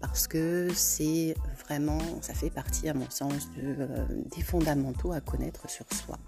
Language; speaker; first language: French; native; French